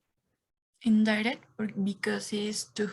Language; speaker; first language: English; non-native, learner; Spanish